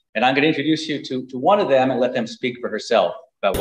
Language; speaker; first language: English; native; English